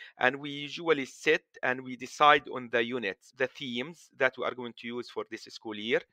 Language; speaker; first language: English; non-native, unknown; Arabic